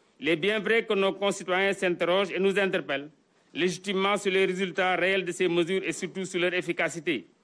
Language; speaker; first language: French; non-native, local second language; Wolof